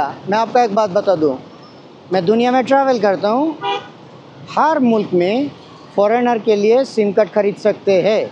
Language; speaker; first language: Hindi; non-native, learner; Bangla